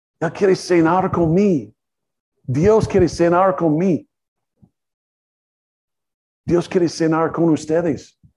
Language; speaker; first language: Spanish; non-native, learner; English